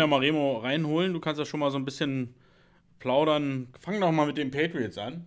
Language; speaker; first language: German; native; German